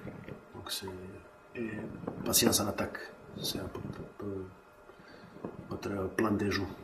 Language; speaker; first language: French; non-native, learner; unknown